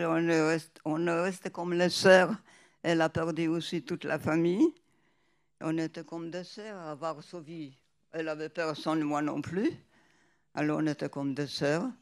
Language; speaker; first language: French; non-native, fluent; Polish